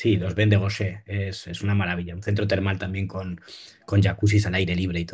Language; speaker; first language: Spanish; native; Spanish